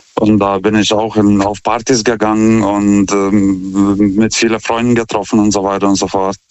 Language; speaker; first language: German; non-native, fluent; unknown